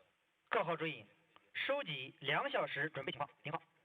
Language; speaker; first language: Chinese; native; Chinese